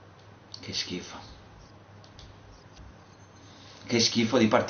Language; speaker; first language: Italian; native; Italian